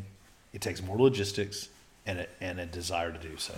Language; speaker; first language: English; early bilingual, other home language; Spanish